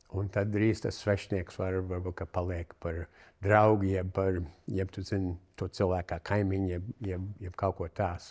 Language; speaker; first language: Latvian; early bilingual, heritage; Latvian